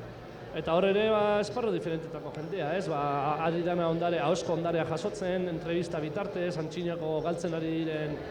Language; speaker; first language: Basque; native; Basque